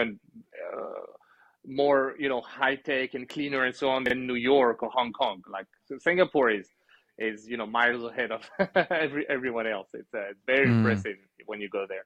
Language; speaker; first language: English; non-native, fluent; French